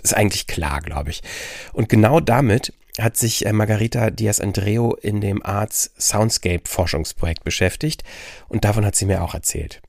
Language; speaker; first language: German; native; German